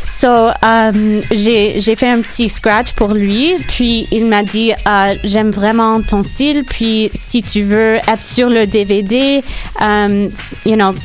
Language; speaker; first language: French; non-native, local second language; English